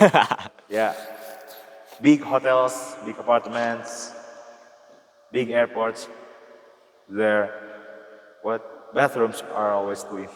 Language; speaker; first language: English; non-native, learner; Indonesian